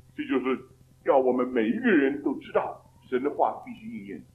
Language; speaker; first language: Chinese; native; Chinese